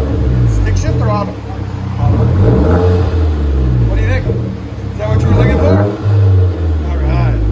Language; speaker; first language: English; early bilingual, heritage; Spanish